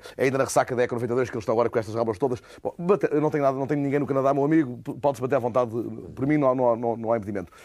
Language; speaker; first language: Portuguese; native; Portuguese